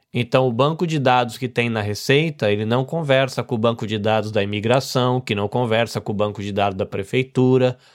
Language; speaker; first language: Portuguese; native; Portuguese